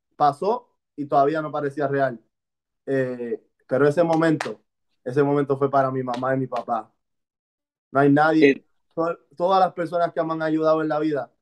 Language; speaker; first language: Spanish; native; Spanish